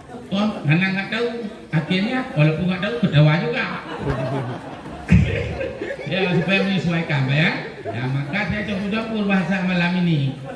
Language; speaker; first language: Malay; non-native, local second language; Achinese